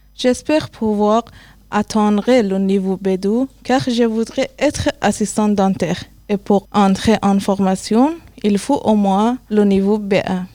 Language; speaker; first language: French; non-native, learner; Persian